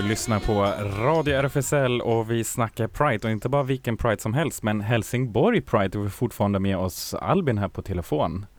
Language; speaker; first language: Swedish; non-native, fluent; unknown